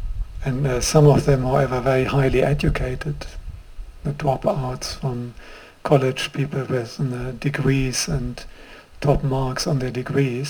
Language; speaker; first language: English; non-native, fluent; German